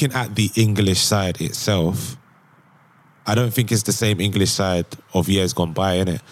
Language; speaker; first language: English; native; English